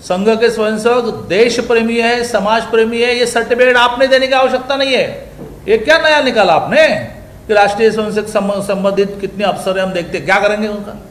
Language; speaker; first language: Hindi; non-native, local second language; Marathi